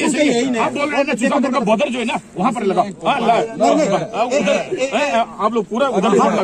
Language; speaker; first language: Hindi; non-native, local second language; Manipuri